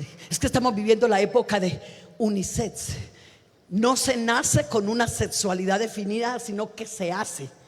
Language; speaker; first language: Spanish; native; Spanish